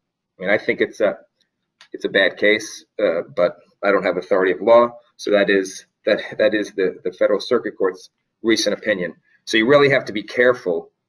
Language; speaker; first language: English; native; English